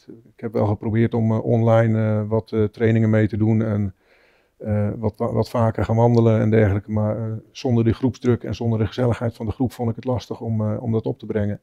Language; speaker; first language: Dutch; native; Dutch